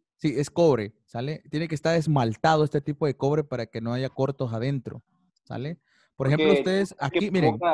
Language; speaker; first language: Spanish; native; Spanish